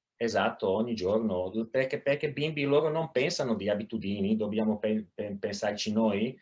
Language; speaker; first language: Italian; non-native, fluent; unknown